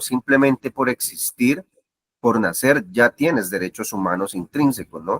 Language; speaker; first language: Spanish; native; Spanish